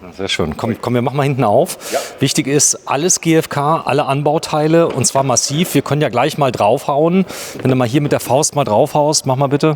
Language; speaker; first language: German; native; German